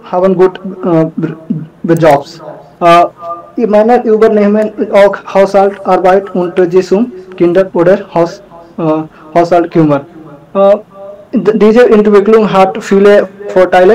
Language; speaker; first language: German; non-native, learner; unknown